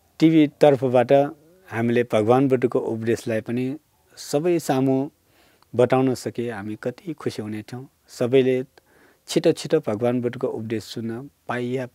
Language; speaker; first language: Nepali; non-native, local second language; Newari